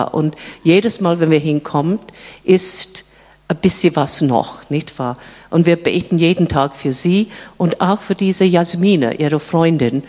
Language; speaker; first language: German; non-native, fluent; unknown